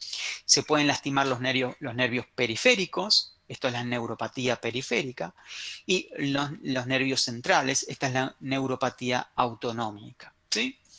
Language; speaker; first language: Spanish; native; Spanish